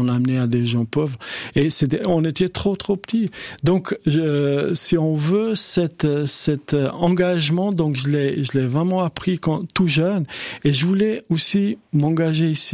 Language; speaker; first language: French; non-native, fluent; Albanian